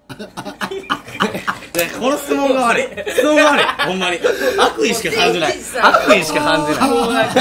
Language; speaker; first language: Japanese; native; Japanese